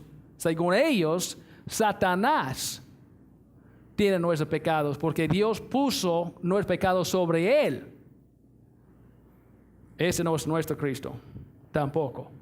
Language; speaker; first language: Spanish; non-native, fluent; English